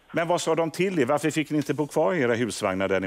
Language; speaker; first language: Swedish; native; Swedish